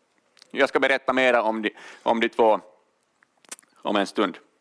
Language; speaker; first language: Swedish; non-native, local second language; Finnish